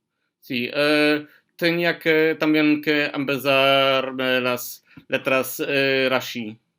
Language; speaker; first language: Spanish; non-native, learner; Polish